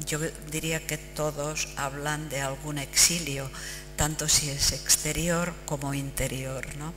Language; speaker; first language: Spanish; non-native, fluent; Czech